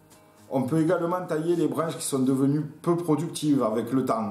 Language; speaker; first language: French; native; French